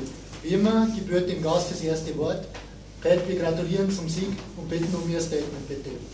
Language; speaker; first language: German; native; German